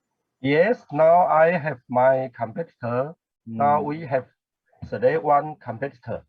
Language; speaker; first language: English; non-native, learner; Chinese